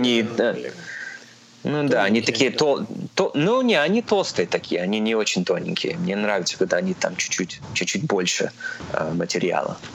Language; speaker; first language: Russian; early bilingual, heritage; Russian